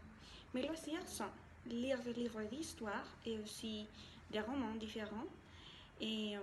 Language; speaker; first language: French; non-native, learner; Spanish